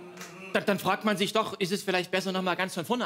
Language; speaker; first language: German; native; German